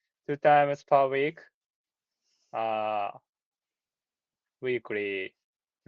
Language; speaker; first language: English; non-native, learner; Japanese